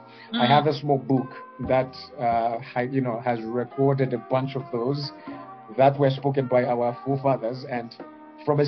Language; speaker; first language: English; non-native, local second language; Bemba